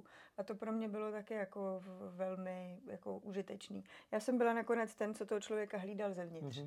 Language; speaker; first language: Czech; native; Czech